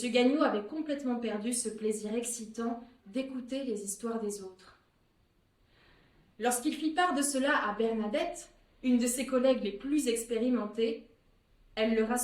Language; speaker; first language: French; native; French